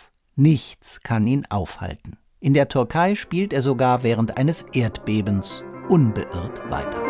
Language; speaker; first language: German; native; German